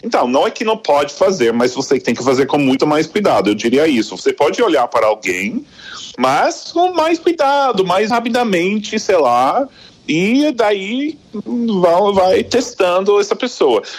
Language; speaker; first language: Portuguese; non-native, fluent; English